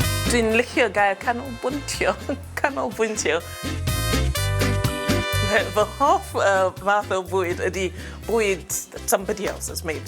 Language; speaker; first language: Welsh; non-native, learner; English